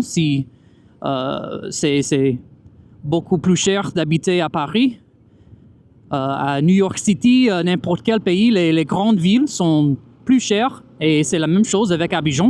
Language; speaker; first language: French; non-native, fluent; English